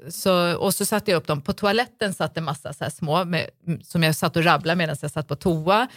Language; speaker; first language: Swedish; native; Swedish